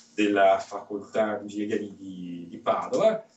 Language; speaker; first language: Italian; native; Italian